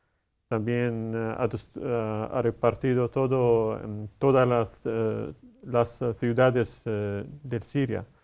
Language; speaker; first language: Spanish; non-native, learner; Arabic